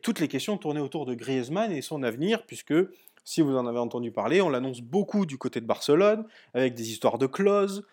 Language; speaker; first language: French; native; French